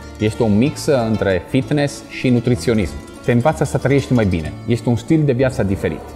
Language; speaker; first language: Romanian; non-native, fluent; Italian